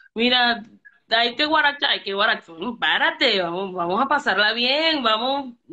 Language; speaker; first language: Spanish; native; Spanish